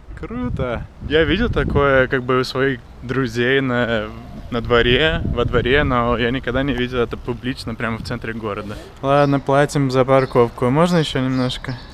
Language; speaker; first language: Russian; non-native, fluent; English